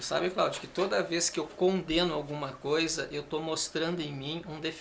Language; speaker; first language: Portuguese; native; Portuguese